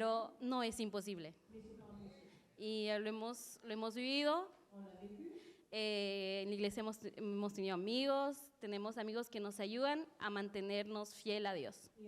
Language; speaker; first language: Spanish; early bilingual, heritage; Spanish